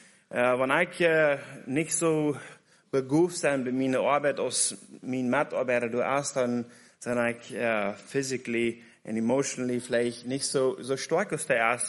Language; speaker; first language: German; native; German